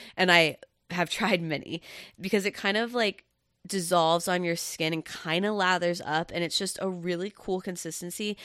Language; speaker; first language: English; native; English